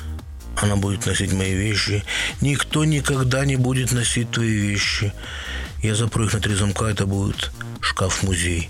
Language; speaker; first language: Russian; native; Russian